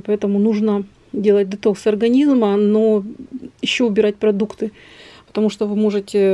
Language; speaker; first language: Russian; native; Russian